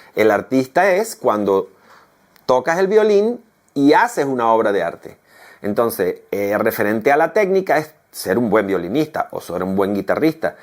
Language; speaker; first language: Spanish; native; Spanish